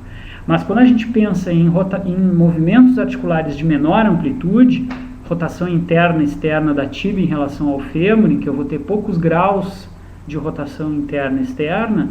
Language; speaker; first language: Portuguese; native; Portuguese